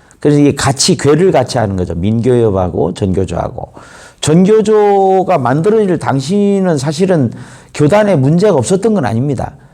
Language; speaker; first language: Korean; native; Korean